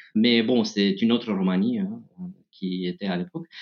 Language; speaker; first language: French; non-native, fluent; Romanian